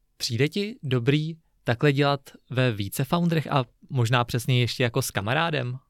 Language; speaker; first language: Czech; native; Czech